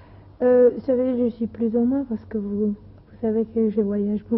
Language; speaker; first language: French; non-native, fluent; Greek